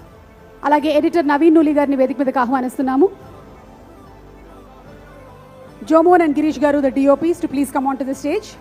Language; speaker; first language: Telugu; native; Telugu